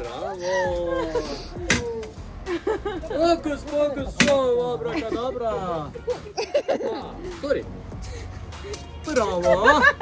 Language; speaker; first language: English; non-native, learner; Turkish